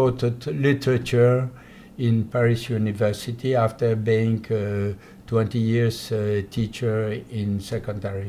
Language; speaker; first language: English; non-native, fluent; Polish